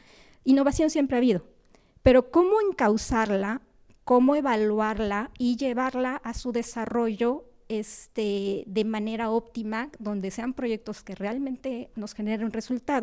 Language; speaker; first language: Spanish; native; Spanish